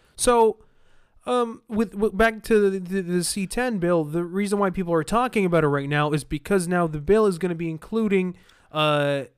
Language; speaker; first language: English; early bilingual, other home language; Arabic